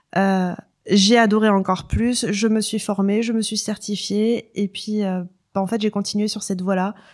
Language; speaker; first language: French; non-native, local second language; Arabic